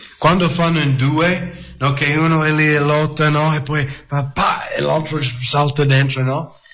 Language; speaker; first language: Italian; non-native, fluent; English